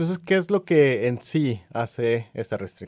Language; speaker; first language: Spanish; native; Spanish